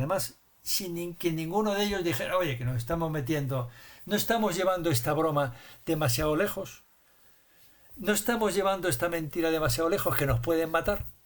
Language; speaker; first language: Spanish; native; Spanish